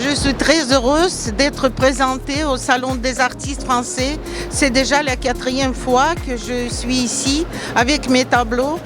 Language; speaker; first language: French; non-native, learner; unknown